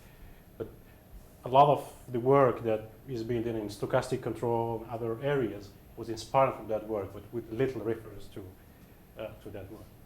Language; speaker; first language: English; non-native, fluent; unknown